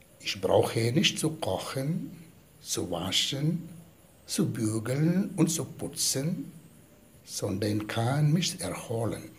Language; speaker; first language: German; non-native, fluent; Malayalam